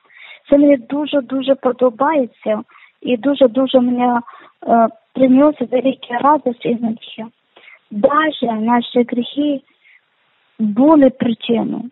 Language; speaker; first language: Ukrainian; non-native, learner; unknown